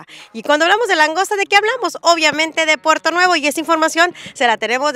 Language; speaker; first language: Spanish; native; Spanish